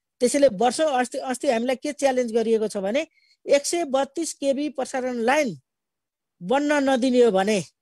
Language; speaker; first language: Nepali; native; Nepali